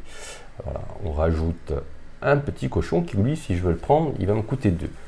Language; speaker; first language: French; native; French